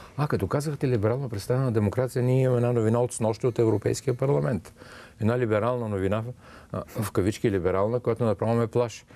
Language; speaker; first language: Bulgarian; native; Bulgarian